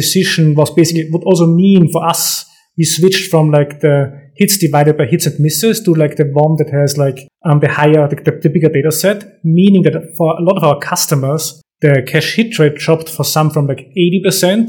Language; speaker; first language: English; non-native, fluent; German